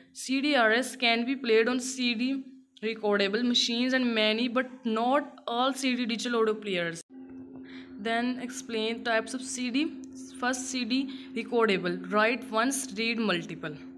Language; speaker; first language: English; non-native, local second language; Urdu